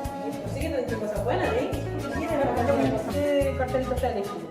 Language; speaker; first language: Spanish; native; Spanish